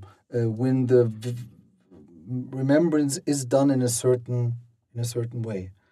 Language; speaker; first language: English; non-native, fluent; German